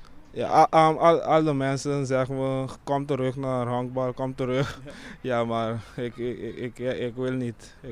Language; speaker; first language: Dutch; non-native, local second language; Papiamento